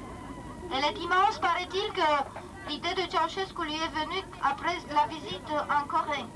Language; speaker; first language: French; non-native, fluent; Romanian